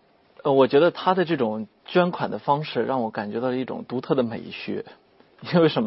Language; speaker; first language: Chinese; native; Chinese